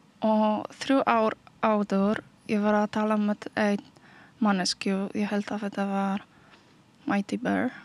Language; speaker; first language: Icelandic; non-native, learner; Polish